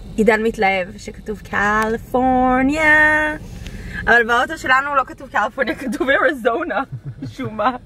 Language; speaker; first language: Hebrew; native; Hebrew